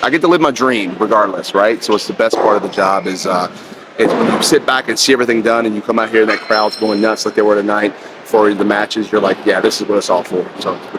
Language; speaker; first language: English; native; English